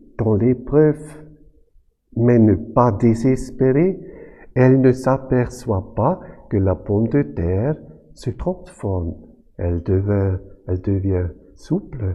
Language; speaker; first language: French; non-native, fluent; German